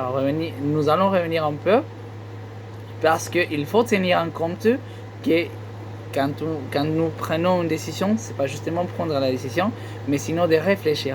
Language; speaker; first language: French; non-native, learner; Spanish